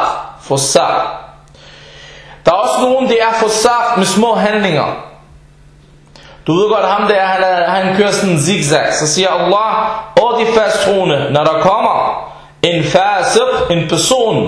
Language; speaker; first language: Danish; early bilingual, other home language; Arabic